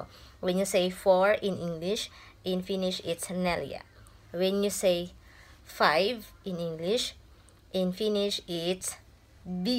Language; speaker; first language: English; non-native, local second language; Filipino